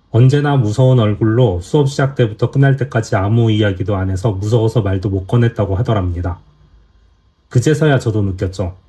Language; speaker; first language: Korean; native; Korean